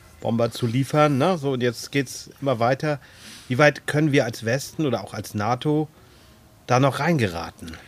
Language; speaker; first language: German; native; German